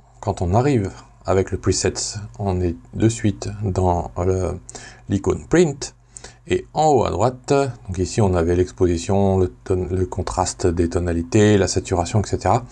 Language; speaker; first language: French; native; French